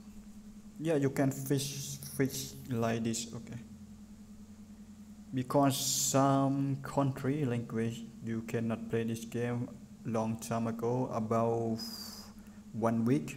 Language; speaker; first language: English; non-native, learner; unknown